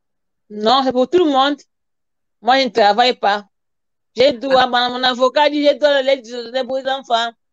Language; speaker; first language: French; non-native, learner; Portuguese